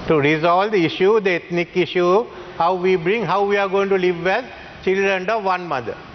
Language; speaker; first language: English; non-native, local second language; Sinhala